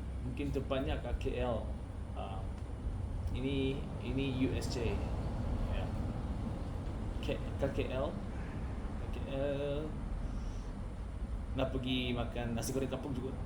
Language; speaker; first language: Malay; non-native, learner; Korean